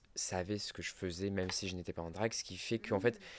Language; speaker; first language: French; native; French